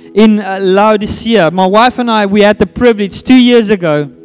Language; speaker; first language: English; non-native, local second language; Afrikaans